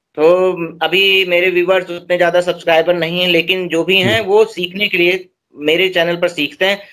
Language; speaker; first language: Hindi; native; Hindi